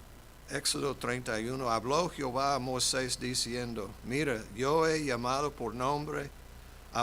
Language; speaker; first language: Spanish; non-native, fluent; English